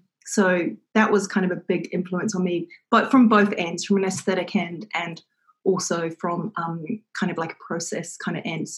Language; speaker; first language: English; native; English